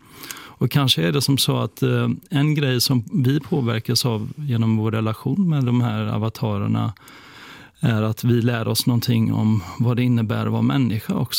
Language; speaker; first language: Swedish; native; Swedish